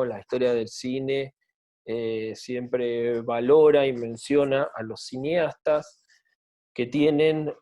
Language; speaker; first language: Spanish; native; Spanish